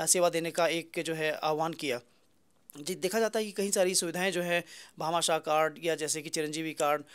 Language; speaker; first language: Hindi; native; Hindi